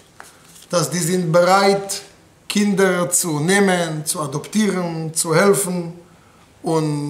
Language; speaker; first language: German; non-native, fluent; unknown